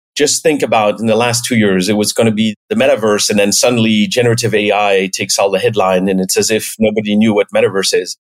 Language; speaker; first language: English; non-native, fluent; French